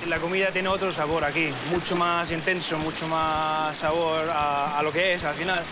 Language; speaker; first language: Spanish; non-native, fluent; German